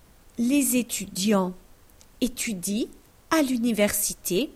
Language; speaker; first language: French; non-native, fluent; English